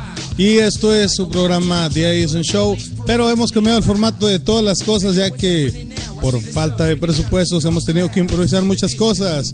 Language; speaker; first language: Spanish; native; Spanish